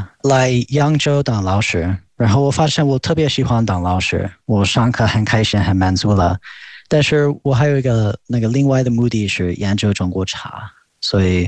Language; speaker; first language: Chinese; non-native, fluent; English